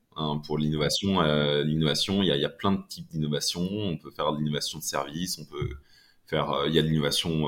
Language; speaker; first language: French; native; French